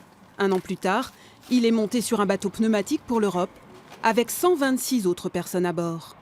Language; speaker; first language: French; native; French